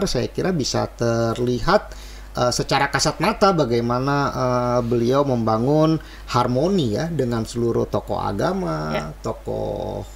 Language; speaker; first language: Indonesian; native; Indonesian